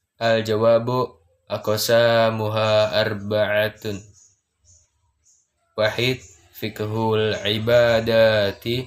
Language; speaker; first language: Arabic; non-native, learner; Indonesian